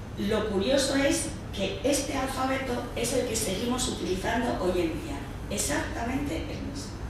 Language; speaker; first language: Spanish; early bilingual, heritage; Spanish